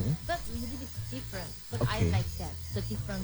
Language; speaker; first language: English; non-native, learner; Korean